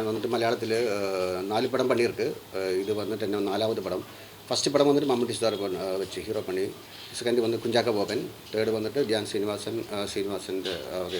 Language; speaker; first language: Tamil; non-native, learner; Malayalam